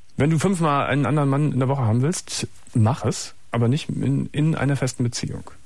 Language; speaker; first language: German; native; German